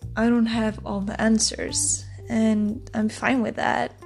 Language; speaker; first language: English; non-native, fluent; Icelandic